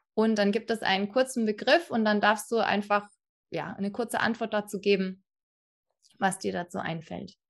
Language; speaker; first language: German; native; German